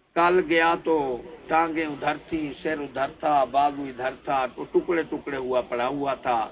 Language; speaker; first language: Urdu; non-native, local second language; Punjabi